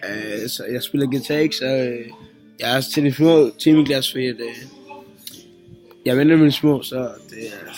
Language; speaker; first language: Danish; native; Danish